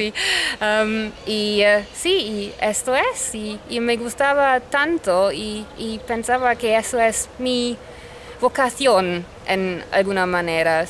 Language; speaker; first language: Spanish; non-native, fluent; German